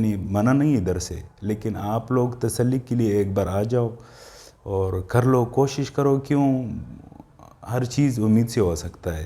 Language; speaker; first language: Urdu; non-native, local second language; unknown